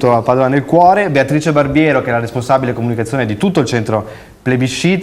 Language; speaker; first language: Italian; native; Italian